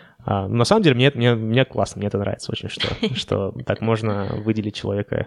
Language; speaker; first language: Russian; native; Russian